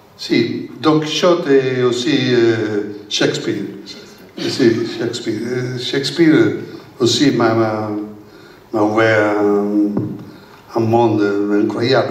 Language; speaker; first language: French; non-native, learner; Italian